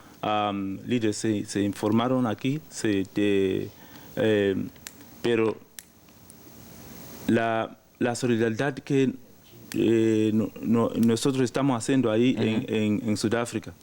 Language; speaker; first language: Spanish; non-native, learner; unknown